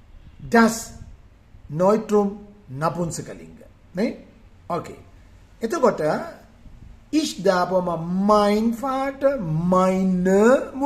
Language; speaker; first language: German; non-native, fluent; Sinhala